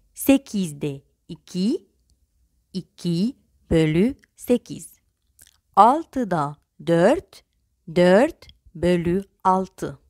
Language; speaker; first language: Turkish; non-native, fluent; Arabic